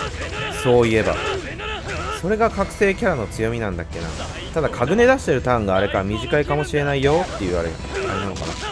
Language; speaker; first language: Japanese; native; Japanese